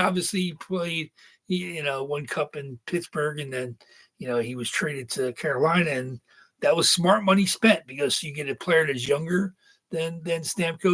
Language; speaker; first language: English; native; English